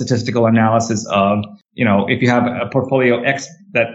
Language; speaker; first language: English; native; English